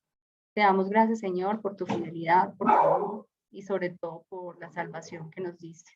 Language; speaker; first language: Spanish; native; Spanish